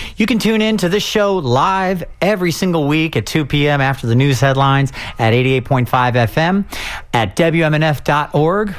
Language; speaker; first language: English; native; English